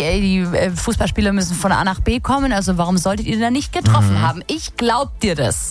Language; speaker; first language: German; native; German